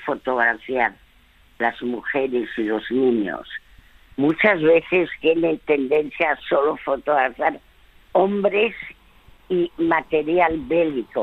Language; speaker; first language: Spanish; early bilingual, other home language; French